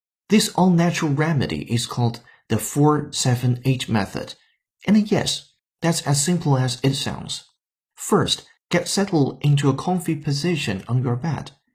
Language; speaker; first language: English; non-native, fluent; Chinese